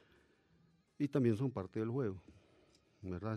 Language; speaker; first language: Spanish; native; Spanish